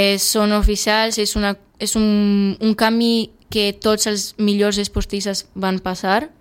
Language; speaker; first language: Catalan; early bilingual, other home language; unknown